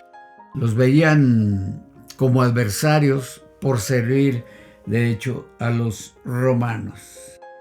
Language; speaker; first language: Spanish; native; Spanish